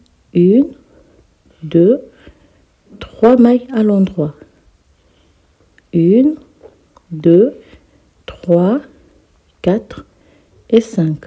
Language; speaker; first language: French; native; French